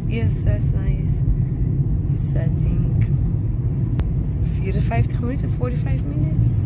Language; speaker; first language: English; non-native, fluent; Dutch